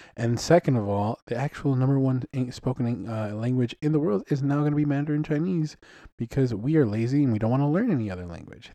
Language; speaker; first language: English; early bilingual, other home language; Spanish